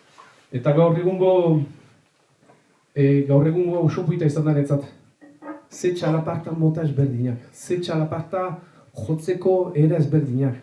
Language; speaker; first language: Basque; native; Basque